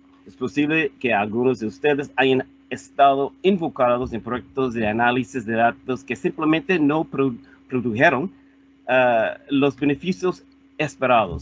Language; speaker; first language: Spanish; non-native, fluent; English